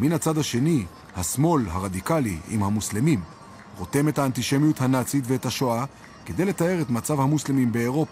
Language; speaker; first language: Hebrew; native; Hebrew